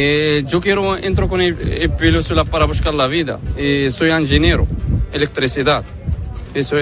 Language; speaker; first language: Spanish; non-native, learner; Arabic